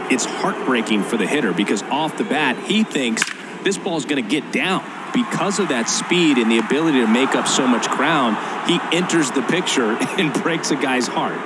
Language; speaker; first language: English; native; English